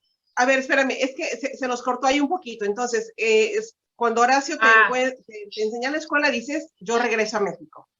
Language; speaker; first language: Spanish; native; Spanish